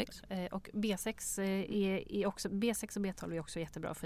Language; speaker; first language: Swedish; native; Swedish